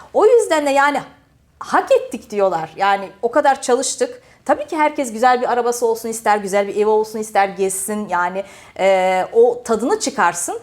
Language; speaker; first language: Turkish; early bilingual, heritage; Turkish